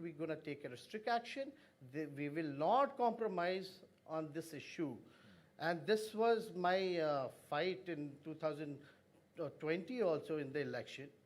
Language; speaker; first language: English; non-native, local second language; Hindi